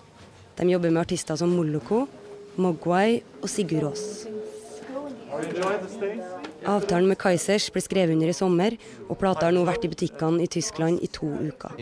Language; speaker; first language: Norwegian; native; Norwegian